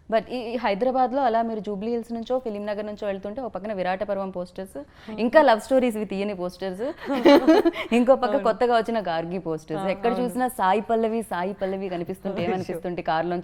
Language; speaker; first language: Telugu; native; Telugu